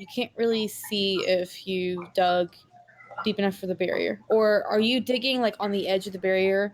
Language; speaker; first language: English; native; English